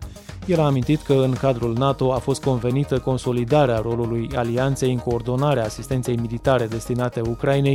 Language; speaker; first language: Romanian; native; Romanian